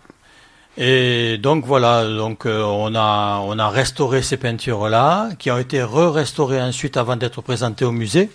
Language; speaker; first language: French; native; French